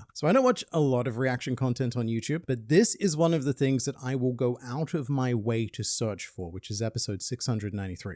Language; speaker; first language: English; native; English